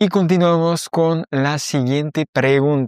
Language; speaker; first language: Spanish; non-native, fluent; French